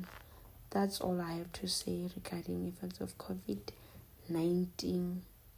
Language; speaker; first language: English; non-native, local second language; Northern Sotho